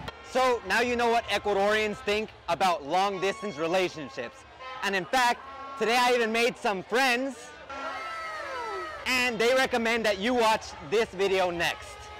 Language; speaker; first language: English; native; English